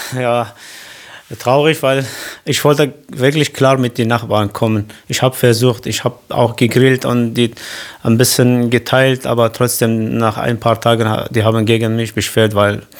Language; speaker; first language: German; non-native, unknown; Arabic